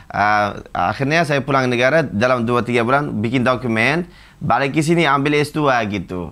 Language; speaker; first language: Indonesian; non-native, fluent; Uzbek